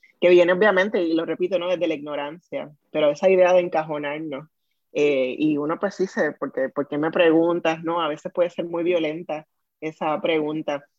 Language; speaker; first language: Spanish; native; Spanish